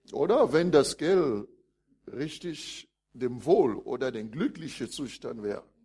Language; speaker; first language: German; non-native, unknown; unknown